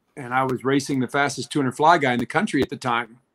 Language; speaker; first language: English; native; English